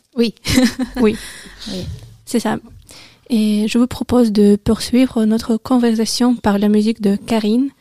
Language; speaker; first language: French; non-native, learner; Russian